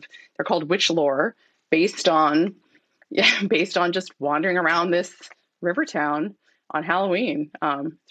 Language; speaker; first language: English; native; English